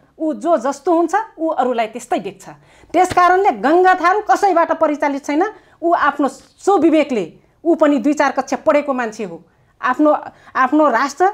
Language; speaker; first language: Nepali; non-native, local second language; Dangaura Tharu